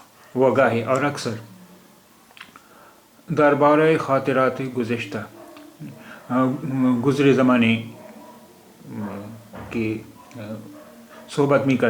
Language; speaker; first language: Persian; non-native, fluent; Urdu